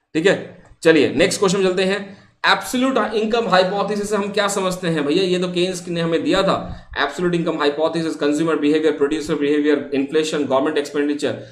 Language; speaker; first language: Hindi; non-native, local second language; Bangla